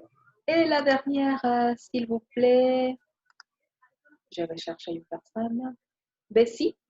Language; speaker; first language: French; non-native, fluent; Spanish